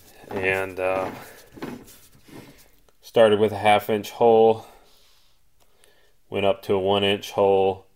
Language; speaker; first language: English; native; English